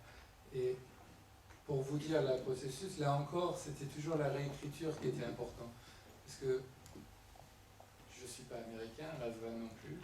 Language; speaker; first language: French; non-native, fluent; Persian